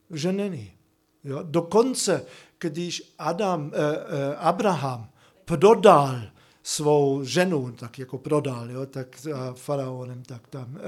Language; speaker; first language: Czech; non-native, fluent; German